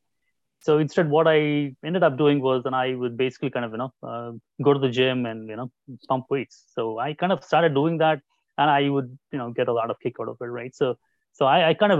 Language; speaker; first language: English; non-native, local second language; Kannada